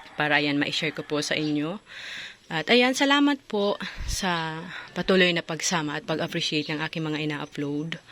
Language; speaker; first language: Filipino; non-native, local second language; Bikol